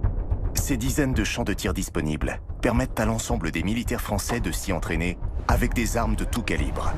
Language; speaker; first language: French; native; French